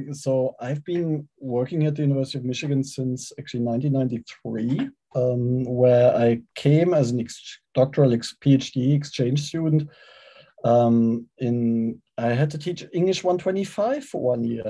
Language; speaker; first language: English; non-native, fluent; German